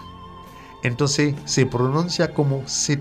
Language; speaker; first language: Spanish; non-native, fluent; French